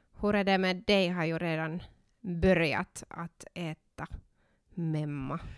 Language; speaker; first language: Swedish; non-native, local second language; Finnish